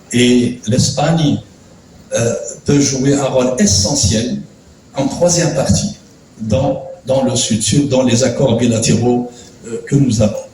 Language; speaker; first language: French; non-native, local second language; Arabic